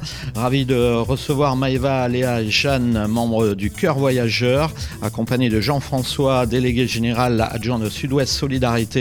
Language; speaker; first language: French; native; French